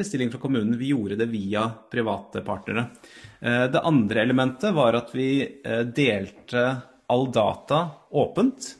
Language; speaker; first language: Norwegian; native; Norwegian